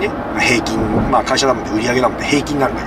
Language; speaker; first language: Japanese; native; Japanese